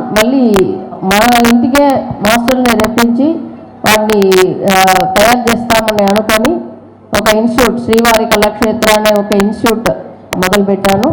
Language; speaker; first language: Telugu; native; Telugu